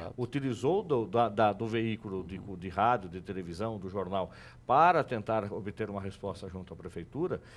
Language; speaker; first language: Portuguese; native; Portuguese